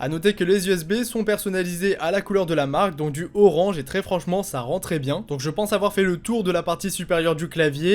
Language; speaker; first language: French; native; French